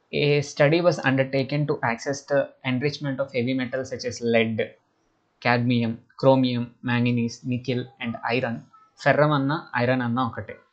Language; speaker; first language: English; non-native, local second language; Telugu